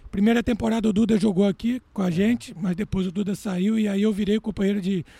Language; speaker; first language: Portuguese; native; Portuguese